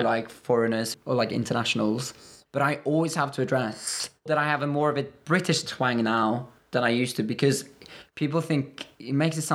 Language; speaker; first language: English; non-native, fluent; Norwegian